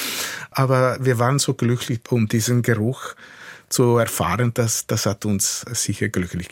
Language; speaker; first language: German; non-native, fluent; Italian